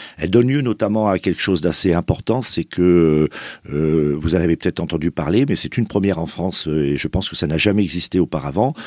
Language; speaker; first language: French; native; French